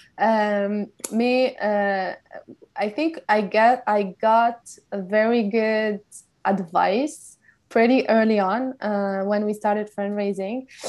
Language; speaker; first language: English; non-native, fluent; French